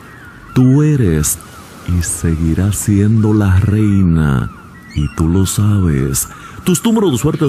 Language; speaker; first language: Spanish; native; Spanish